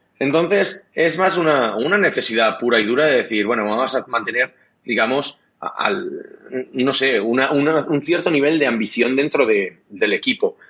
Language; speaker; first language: Spanish; non-native, local second language; Catalan